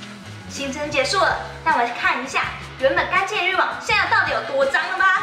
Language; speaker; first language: Chinese; native; Chinese